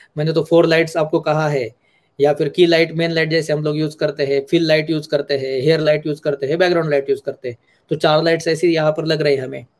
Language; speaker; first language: Hindi; non-native, local second language; Marathi